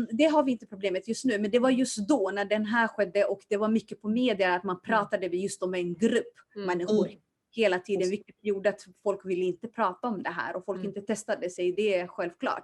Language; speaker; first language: Swedish; early bilingual, other home language; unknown